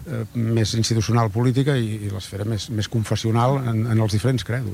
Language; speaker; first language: Catalan; native; Catalan